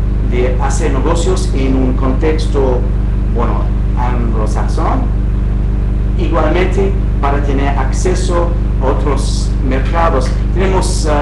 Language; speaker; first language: Spanish; non-native, fluent; English